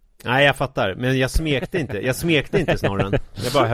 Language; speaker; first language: Swedish; native; Swedish